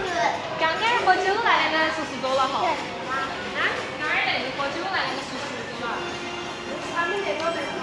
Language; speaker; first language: Chinese; native; Chinese